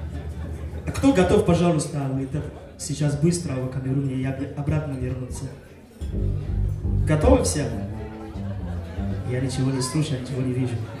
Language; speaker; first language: Russian; non-native, fluent; French